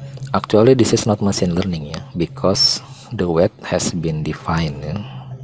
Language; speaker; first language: English; non-native, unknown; Indonesian